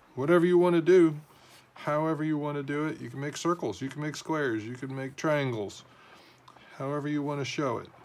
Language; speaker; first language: English; native; English